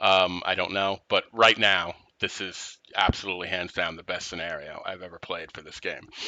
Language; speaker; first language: English; native; English